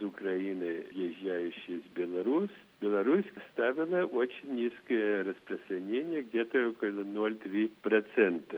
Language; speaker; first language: Russian; non-native, fluent; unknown